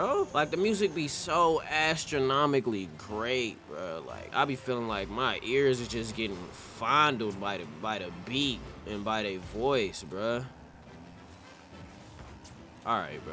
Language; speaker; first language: English; native; English